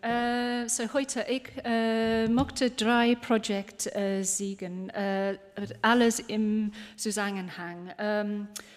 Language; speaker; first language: German; non-native, learner; English